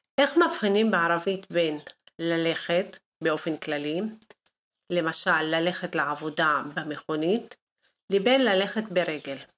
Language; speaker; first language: Hebrew; non-native, local second language; Arabic